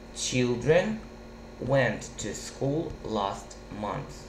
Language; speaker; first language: English; non-native, fluent; Russian